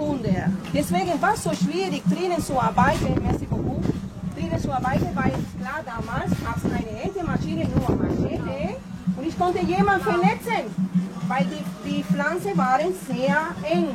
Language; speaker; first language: German; non-native, fluent; French